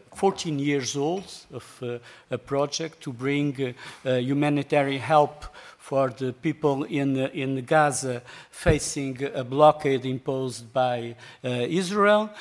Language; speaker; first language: English; non-native, fluent; Portuguese